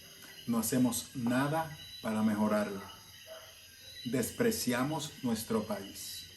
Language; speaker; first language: Spanish; native; Spanish